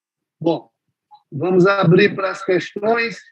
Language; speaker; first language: Portuguese; non-native, fluent; Spanish